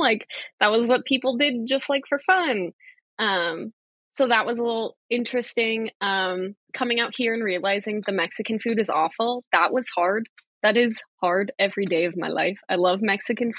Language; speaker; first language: English; native; English